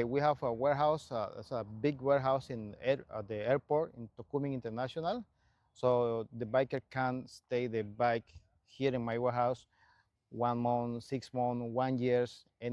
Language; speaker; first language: English; non-native, learner; Spanish